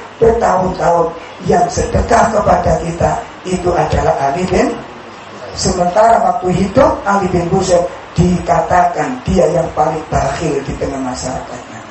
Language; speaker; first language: Indonesian; non-native, local second language; Javanese